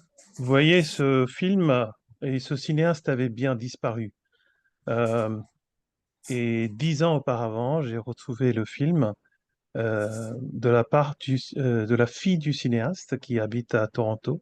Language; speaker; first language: French; non-native, fluent; Bangla